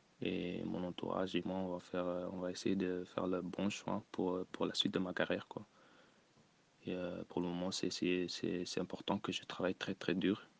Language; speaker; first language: French; early bilingual, other home language; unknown